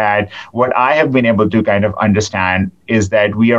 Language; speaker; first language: English; non-native, local second language; Urdu